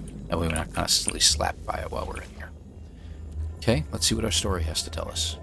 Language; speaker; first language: English; native; English